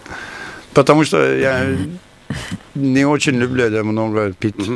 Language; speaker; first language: Russian; non-native, learner; Turkish